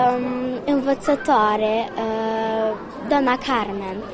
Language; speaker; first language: Romanian; non-native, local second language; Hungarian